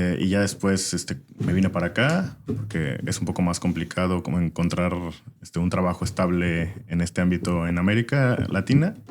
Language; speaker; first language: Spanish; native; Spanish